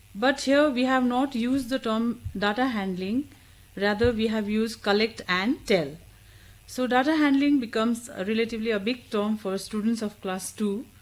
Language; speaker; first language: English; non-native, local second language; Nepali